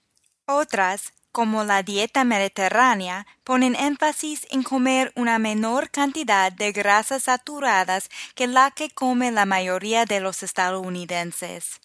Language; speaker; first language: Spanish; non-native, fluent; English